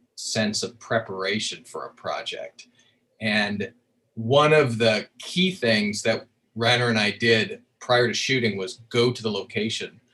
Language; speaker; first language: English; native; English